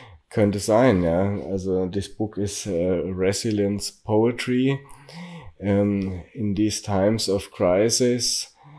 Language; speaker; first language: German; native; German